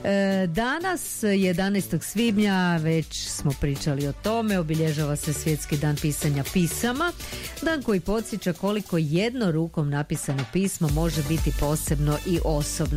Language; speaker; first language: Serbian; native; Serbian